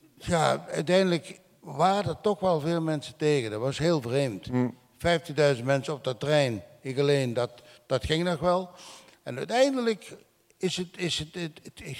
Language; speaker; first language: Dutch; non-native, local second language; Limburgish